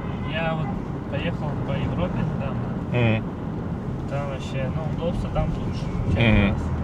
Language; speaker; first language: Russian; non-native, local second language; Uzbek